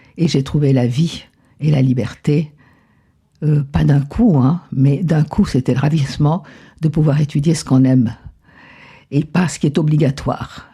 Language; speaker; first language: French; non-native, fluent; Spanish